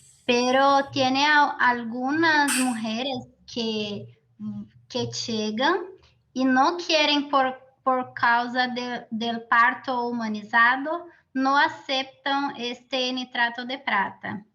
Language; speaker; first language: Spanish; non-native, fluent; Portuguese